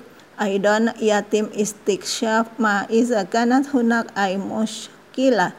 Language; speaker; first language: Arabic; non-native, fluent; Indonesian